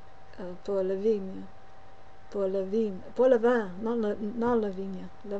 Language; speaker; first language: French; non-native, learner; English